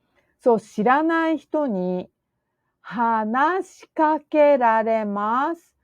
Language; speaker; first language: Japanese; non-native, learner; English